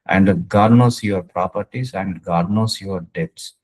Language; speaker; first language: English; non-native, local second language; Telugu